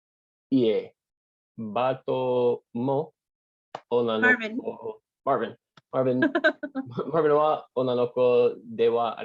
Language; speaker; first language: Japanese; non-native, learner; English